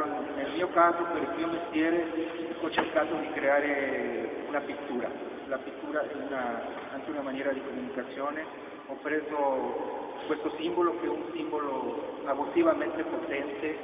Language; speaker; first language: Italian; non-native, fluent; Spanish